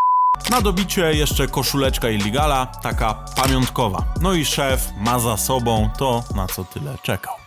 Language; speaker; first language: Polish; native; Polish